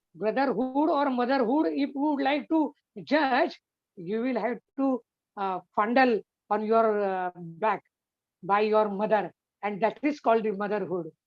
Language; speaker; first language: English; non-native, local second language; Hindi